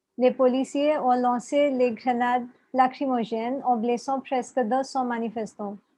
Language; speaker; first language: French; non-native, fluent; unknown